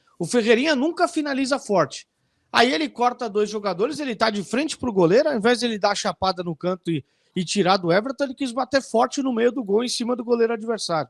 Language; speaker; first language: Portuguese; native; Portuguese